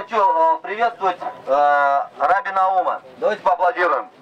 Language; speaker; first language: Russian; native; Russian